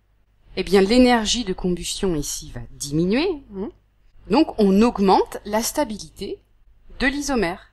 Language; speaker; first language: French; native; French